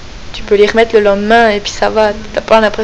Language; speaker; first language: French; native; French